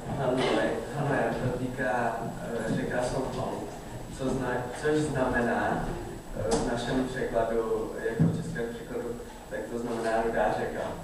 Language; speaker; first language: Czech; early bilingual, other home language; Vietnamese